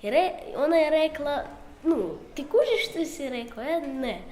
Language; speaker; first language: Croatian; non-native, learner; Ukrainian